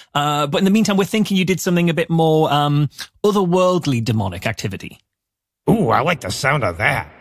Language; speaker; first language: English; native; English